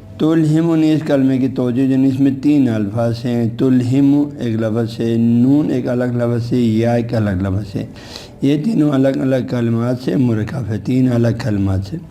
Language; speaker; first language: Urdu; non-native, local second language; Balti